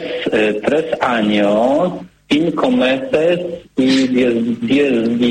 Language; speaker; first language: Spanish; non-native, learner; Polish